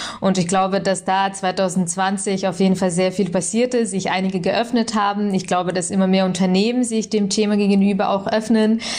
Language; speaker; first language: German; early bilingual, other home language; Russian